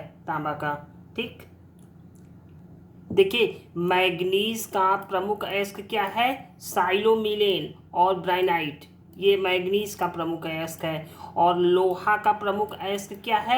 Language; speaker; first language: Hindi; native; Hindi